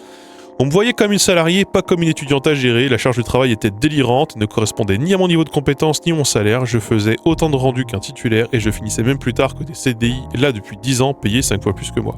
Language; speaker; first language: French; native; French